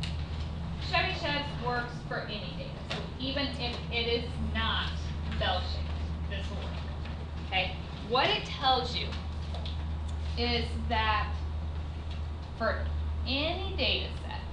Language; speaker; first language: English; native; English